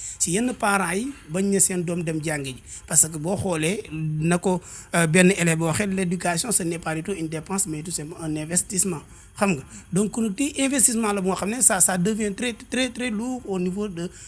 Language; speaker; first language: Wolof; native; Wolof